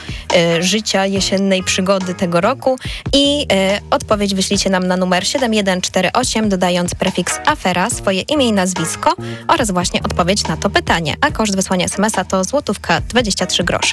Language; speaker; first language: Polish; native; Polish